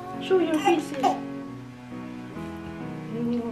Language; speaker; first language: English; non-native, learner; Filipino